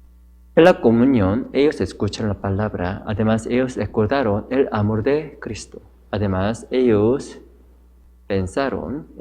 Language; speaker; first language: Spanish; non-native, fluent; Korean